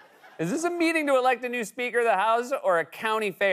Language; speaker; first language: English; native; English